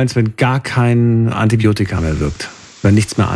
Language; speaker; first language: German; native; German